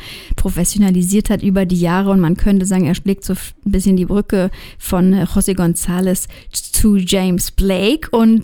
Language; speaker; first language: German; native; German